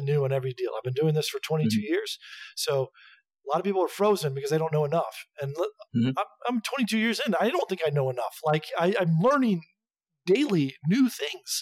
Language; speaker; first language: English; native; English